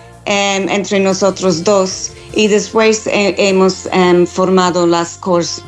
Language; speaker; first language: Spanish; non-native, fluent; English